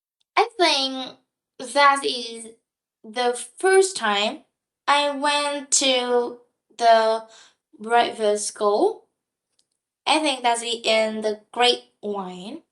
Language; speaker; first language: English; non-native, learner; Vietnamese